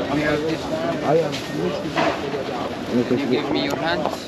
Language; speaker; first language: English; non-native, learner; Arabic